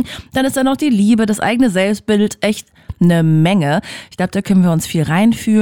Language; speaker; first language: German; native; German